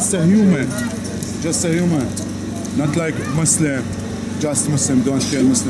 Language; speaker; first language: English; non-native, learner; Arabic